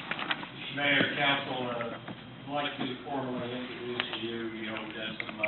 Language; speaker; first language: English; native; English